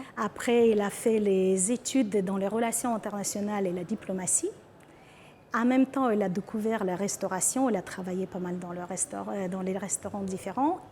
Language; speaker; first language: French; non-native, fluent; Ukrainian